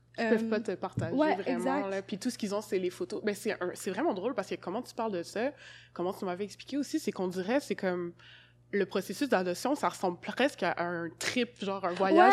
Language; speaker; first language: French; native; French